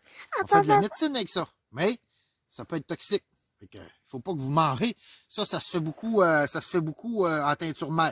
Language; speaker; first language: French; native; French